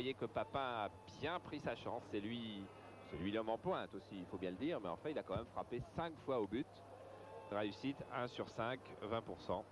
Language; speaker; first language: French; native; French